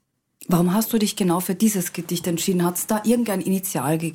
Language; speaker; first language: German; native; German